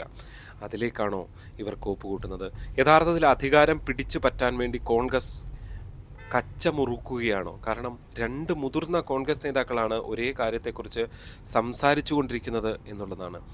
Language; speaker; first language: Malayalam; native; Malayalam